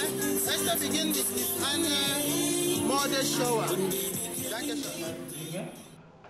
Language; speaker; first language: German; non-native, learner; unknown